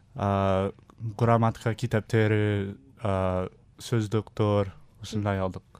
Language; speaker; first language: Kyrgyz; non-native, learner; English